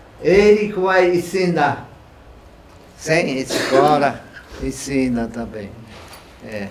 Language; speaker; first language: Portuguese; non-native, local second language; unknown